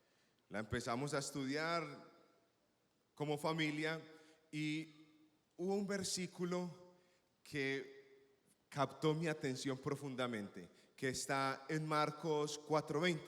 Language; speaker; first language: Spanish; native; Spanish